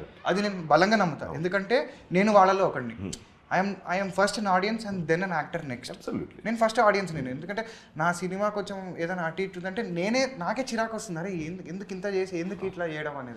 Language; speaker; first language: Telugu; native; Telugu